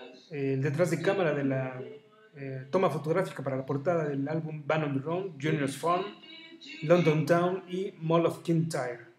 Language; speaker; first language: Spanish; native; Spanish